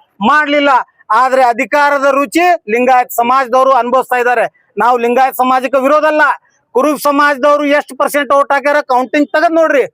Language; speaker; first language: Kannada; non-native, local second language; Urdu